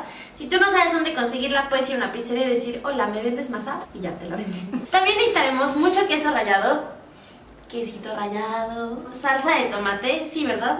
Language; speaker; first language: Spanish; native; Spanish